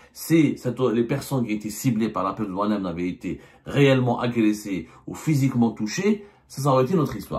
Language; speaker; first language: French; non-native, local second language; Arabic